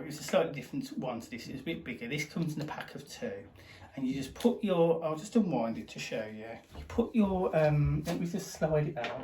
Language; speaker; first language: English; native; English